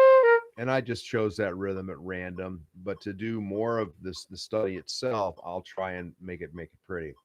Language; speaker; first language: English; native; English